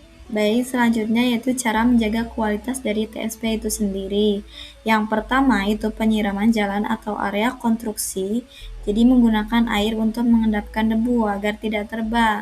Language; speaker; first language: Indonesian; native; Indonesian